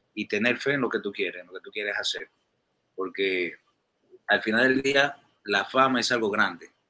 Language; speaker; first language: Spanish; native; Spanish